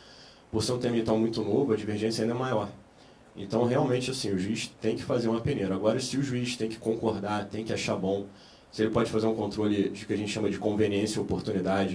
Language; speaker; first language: Portuguese; native; Portuguese